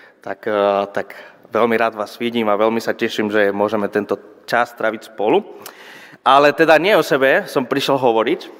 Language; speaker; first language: Slovak; non-native, fluent; Spanish